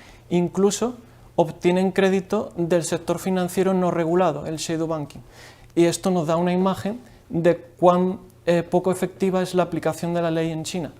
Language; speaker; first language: Spanish; native; Spanish